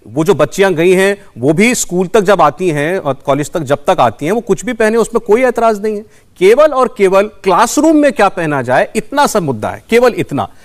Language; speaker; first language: Hindi; native; Hindi